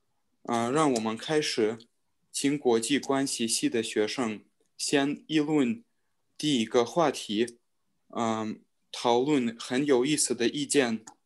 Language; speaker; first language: Chinese; non-native, learner; Russian